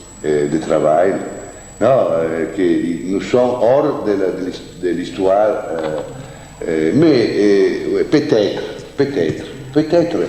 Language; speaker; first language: French; non-native, fluent; Italian